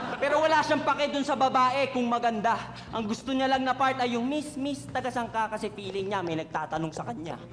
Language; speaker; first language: Filipino; native; Filipino